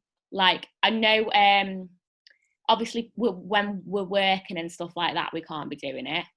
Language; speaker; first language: English; native; English